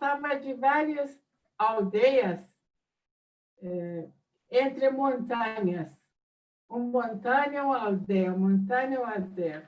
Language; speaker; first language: Portuguese; non-native, fluent; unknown